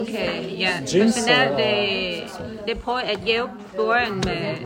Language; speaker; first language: Danish; non-native, learner; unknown